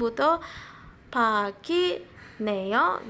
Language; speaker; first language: Korean; non-native, learner; Indonesian